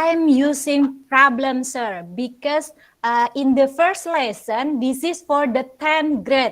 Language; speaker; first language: English; non-native, local second language; Indonesian